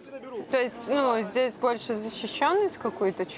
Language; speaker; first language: Russian; native; Russian